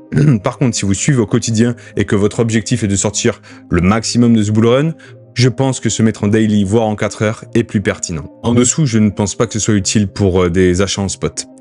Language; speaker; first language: French; native; French